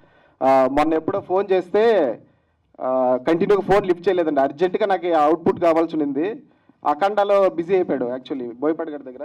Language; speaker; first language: Telugu; native; Telugu